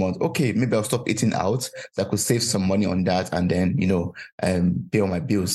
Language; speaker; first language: English; non-native, local second language; Yoruba